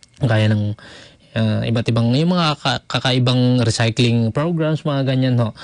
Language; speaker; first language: Filipino; native; Filipino